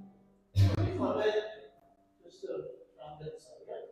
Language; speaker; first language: Welsh; native; Welsh